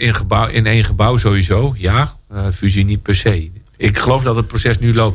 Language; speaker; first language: Dutch; native; Dutch